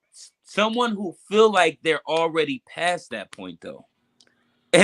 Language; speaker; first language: English; native; English